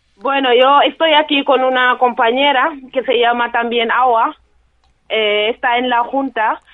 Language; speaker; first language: Spanish; non-native, fluent; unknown